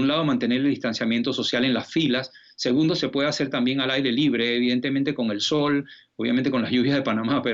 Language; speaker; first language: Spanish; native; Spanish